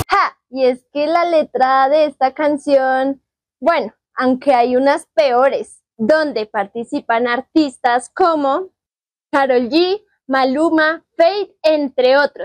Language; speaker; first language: Spanish; native; Spanish